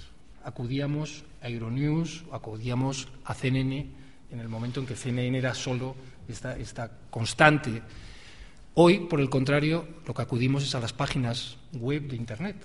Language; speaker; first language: Spanish; native; Spanish